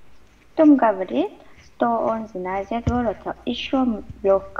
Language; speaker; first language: Russian; non-native, learner; Vietnamese